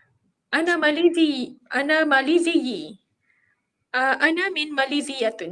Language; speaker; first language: Arabic; non-native, learner; Malay